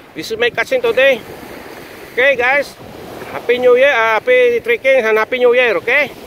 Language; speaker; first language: English; non-native, fluent; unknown